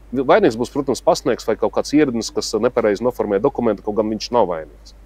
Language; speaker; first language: Latvian; non-native, local second language; Russian